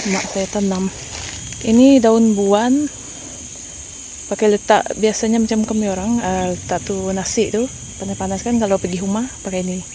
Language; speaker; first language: Malay; non-native, local second language; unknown